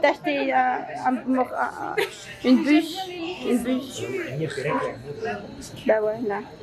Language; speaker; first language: French; native; French